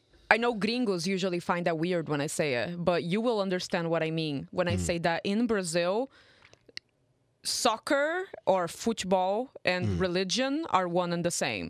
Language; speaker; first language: English; non-native, fluent; Portuguese